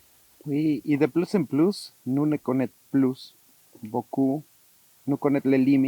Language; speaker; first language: French; non-native, learner; Spanish